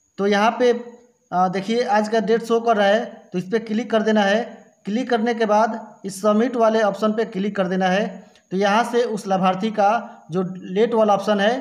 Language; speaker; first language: Hindi; native; Hindi